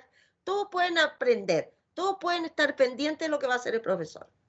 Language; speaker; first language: Spanish; native; Spanish